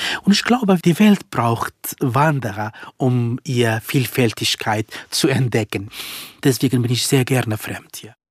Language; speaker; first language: German; non-native, fluent; Kurdish